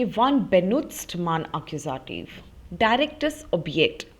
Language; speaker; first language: German; non-native, fluent; Hindi